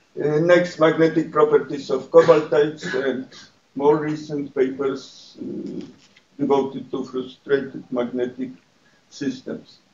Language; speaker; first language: English; non-native, fluent; Polish